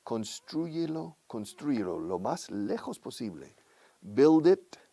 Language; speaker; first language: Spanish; non-native, fluent; English